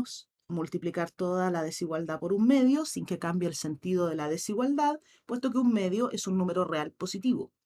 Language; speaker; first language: Spanish; native; Spanish